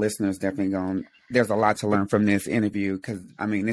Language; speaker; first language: English; native; English